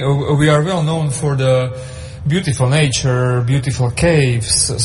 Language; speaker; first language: English; non-native, fluent; Slovak